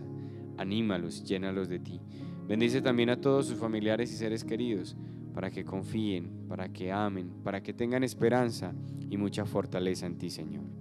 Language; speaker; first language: Spanish; native; Spanish